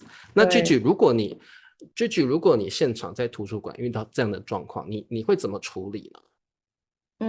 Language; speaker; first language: Chinese; native; Chinese